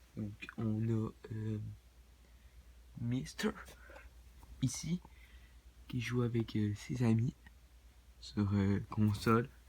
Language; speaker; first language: French; native; French